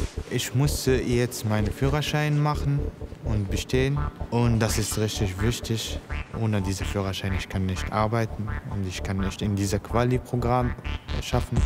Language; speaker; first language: German; non-native, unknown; Arabic